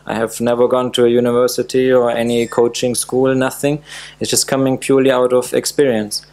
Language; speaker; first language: English; non-native, fluent; German